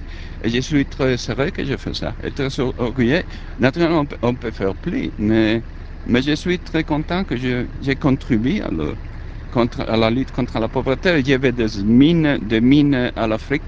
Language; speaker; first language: French; non-native, learner; Spanish